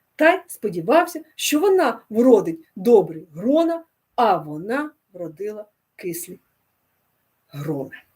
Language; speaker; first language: Ukrainian; non-native, local second language; Russian